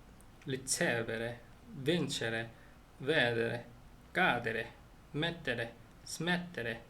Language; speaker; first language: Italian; non-native, learner; Korean